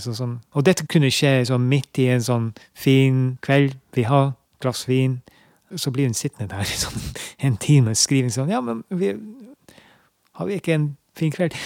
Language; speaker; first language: Norwegian; non-native, fluent; English